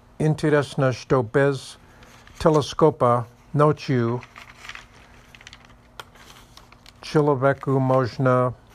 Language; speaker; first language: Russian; non-native, learner; English